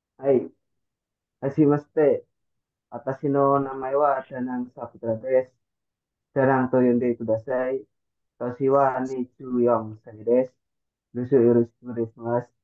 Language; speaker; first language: Japanese; non-native, learner; Indonesian